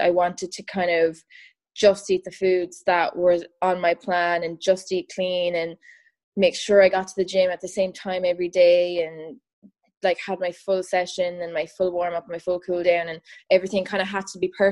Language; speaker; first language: English; native; English